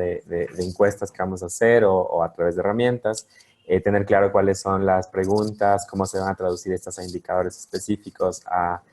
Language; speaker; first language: Spanish; native; Spanish